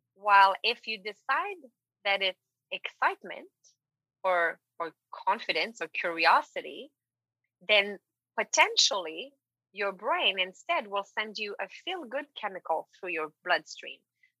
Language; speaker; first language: English; non-native, fluent; French